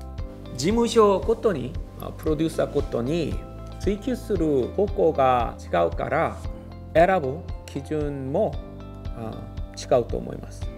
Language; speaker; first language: Japanese; non-native, learner; Korean